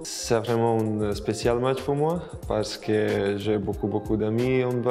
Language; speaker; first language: French; non-native, learner; Croatian